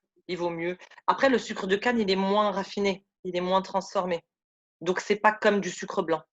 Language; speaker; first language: French; native; French